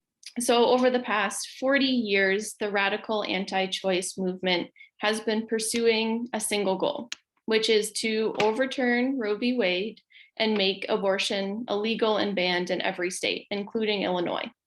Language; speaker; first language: English; native; English